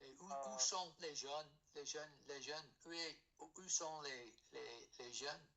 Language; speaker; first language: French; non-native, learner; English